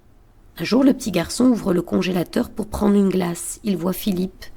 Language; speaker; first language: French; native; French